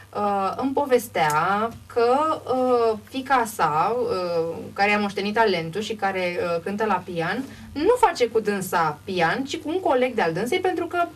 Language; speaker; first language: Romanian; native; Romanian